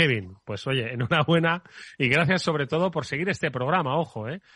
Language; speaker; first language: Spanish; native; Spanish